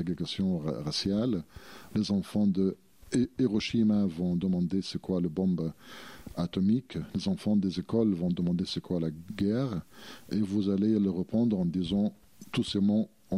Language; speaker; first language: French; non-native, fluent; Arabic